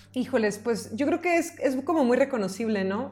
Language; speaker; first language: Spanish; native; Spanish